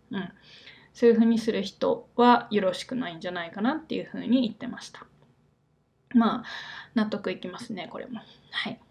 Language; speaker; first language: Japanese; native; Japanese